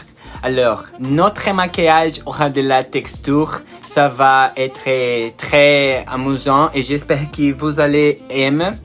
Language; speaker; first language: French; non-native, learner; Portuguese